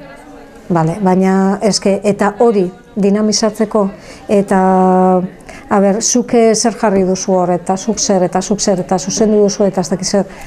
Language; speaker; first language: Basque; native; Basque